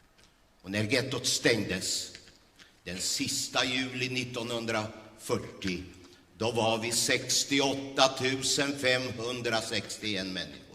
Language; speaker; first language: Swedish; early bilingual, other home language; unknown